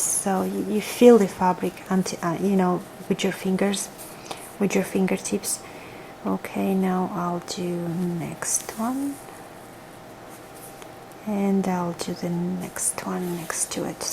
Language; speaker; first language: English; non-native, fluent; Georgian